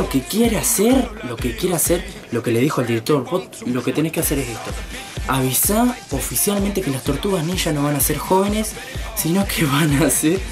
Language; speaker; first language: Spanish; native; Spanish